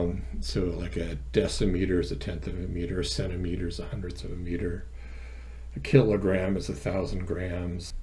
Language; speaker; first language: English; native; English